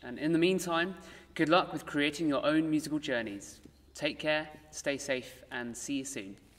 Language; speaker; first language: English; native; English